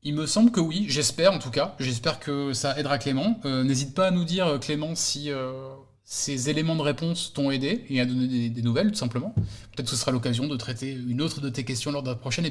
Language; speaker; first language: French; native; French